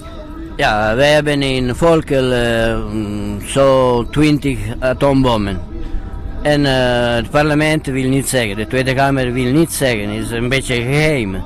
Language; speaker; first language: Dutch; non-native, learner; Italian